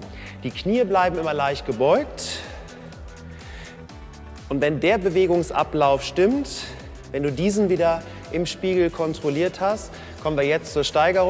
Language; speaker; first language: German; native; German